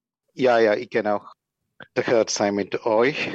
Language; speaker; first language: German; non-native, learner; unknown